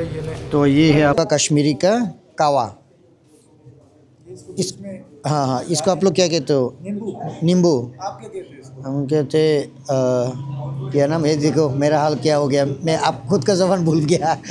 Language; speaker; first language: Hindi; non-native, fluent; Bangla